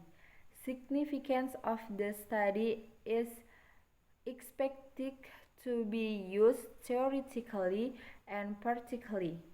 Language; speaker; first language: English; non-native, learner; Indonesian